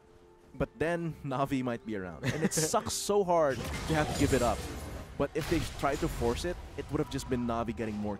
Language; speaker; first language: English; non-native, local second language; Filipino